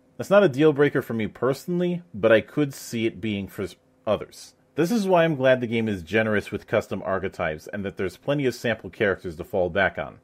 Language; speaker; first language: English; native; English